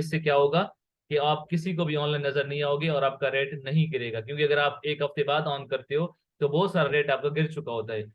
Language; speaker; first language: Urdu; non-native, local second language; Sindhi